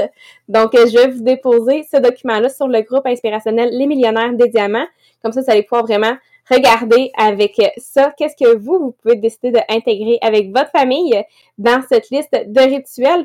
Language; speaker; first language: French; native; French